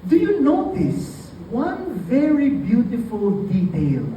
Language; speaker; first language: English; non-native, local second language; Filipino